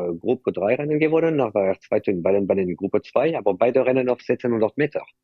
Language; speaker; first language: German; non-native, fluent; French